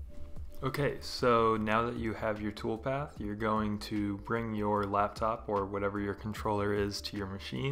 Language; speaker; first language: English; native; English